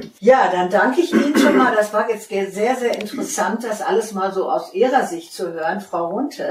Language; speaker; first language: German; native; German